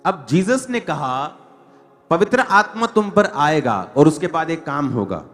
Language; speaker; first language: Hindi; non-native, local second language; Punjabi